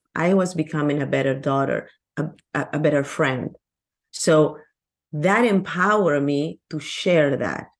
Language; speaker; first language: English; non-native, fluent; Spanish